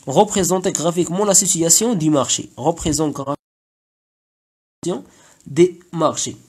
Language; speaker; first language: French; non-native, local second language; Arabic